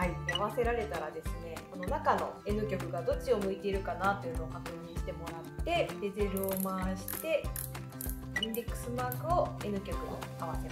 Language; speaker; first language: Japanese; native; Japanese